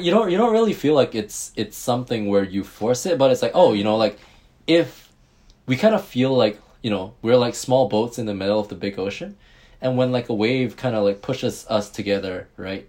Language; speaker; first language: English; early bilingual, other home language; Japanese